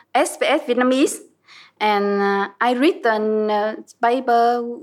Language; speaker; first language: English; non-native, learner; Vietnamese